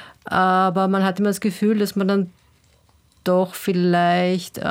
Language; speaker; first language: German; native; German